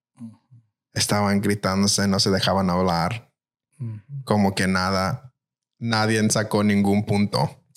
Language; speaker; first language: Spanish; early bilingual, heritage; Spanish